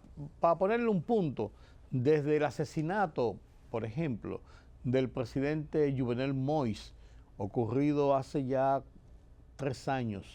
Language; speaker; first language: Spanish; native; Spanish